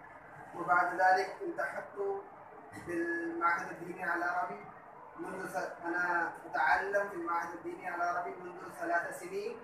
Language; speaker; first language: Arabic; non-native, learner; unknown